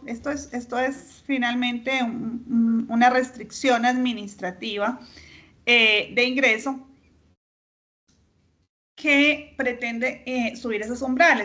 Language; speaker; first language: Spanish; native; Spanish